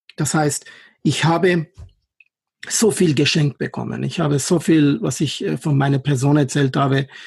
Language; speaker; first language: German; non-native, fluent; Persian